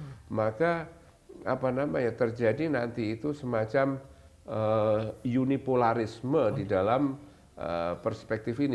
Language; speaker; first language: Indonesian; native; Indonesian